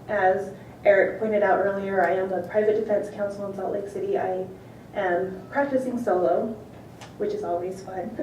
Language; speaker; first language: English; native; English